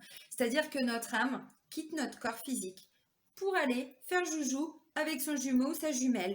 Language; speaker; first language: French; native; French